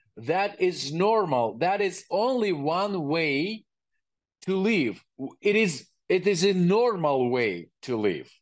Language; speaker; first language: English; non-native, learner; Ukrainian